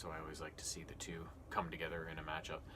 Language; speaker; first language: English; native; English